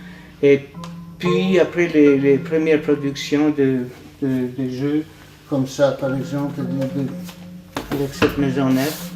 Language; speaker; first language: French; non-native, fluent; Albanian